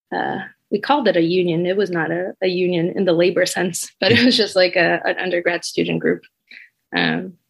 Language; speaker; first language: English; non-native, fluent; Portuguese